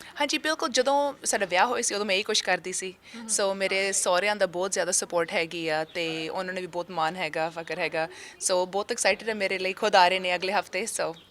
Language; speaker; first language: Punjabi; early bilingual, heritage; Punjabi